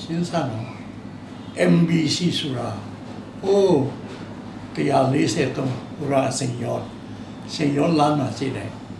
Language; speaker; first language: Burmese; non-native, local second language; Tedim Chin